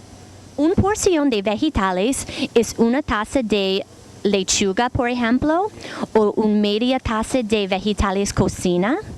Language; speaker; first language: Spanish; non-native, learner; English